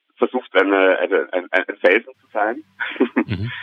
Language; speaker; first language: German; native; German